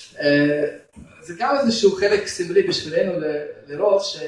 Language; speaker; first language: Hebrew; non-native, fluent; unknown